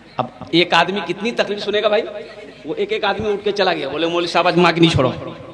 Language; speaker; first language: Hindi; non-native, local second language; Bangla